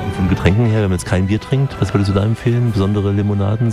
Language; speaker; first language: German; native; German